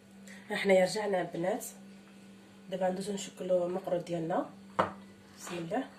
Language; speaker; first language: Arabic; native; Arabic